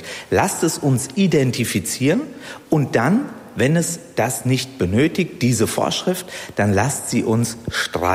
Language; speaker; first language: German; native; German